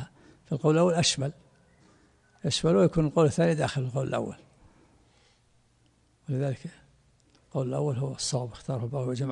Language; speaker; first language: Arabic; native; Arabic